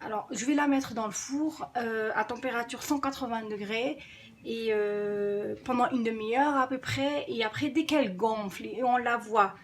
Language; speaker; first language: French; non-native, local second language; Arabic